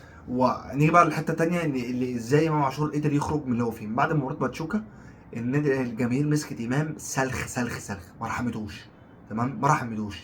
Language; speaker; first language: Arabic; native; Arabic